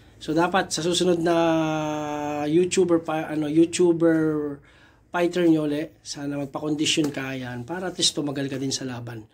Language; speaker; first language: Filipino; native; Filipino